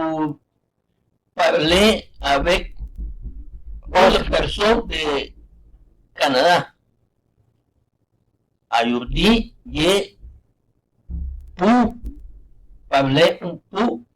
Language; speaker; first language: French; non-native, learner; Spanish